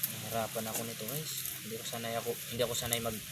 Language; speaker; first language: Filipino; non-native, local second language; Waray